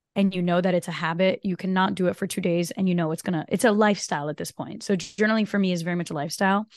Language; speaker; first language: English; non-native, fluent; Portuguese